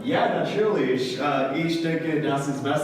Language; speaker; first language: German; non-native, learner; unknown